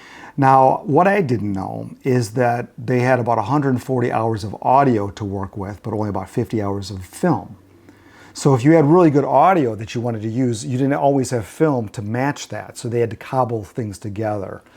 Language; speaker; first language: English; native; English